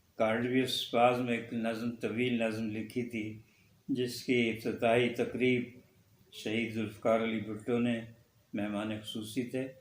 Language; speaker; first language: Urdu; non-native, local second language; Punjabi